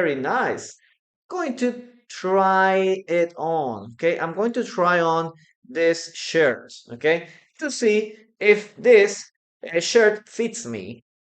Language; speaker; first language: English; non-native, fluent; Spanish